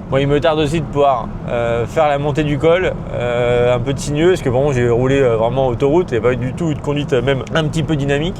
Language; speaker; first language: French; native; French